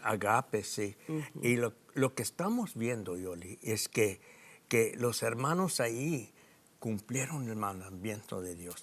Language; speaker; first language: Spanish; non-native, fluent; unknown